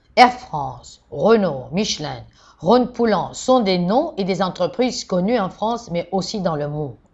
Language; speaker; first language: French; non-native, fluent; Georgian